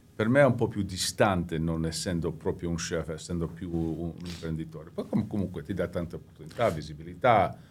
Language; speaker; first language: Italian; early bilingual, heritage; English